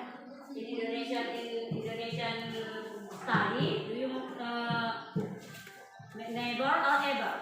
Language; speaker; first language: English; non-native, learner; Indonesian